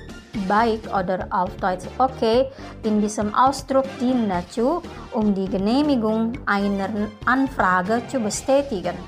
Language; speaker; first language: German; non-native, fluent; Indonesian